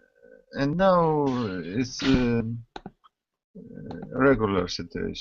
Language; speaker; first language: English; non-native, learner; Russian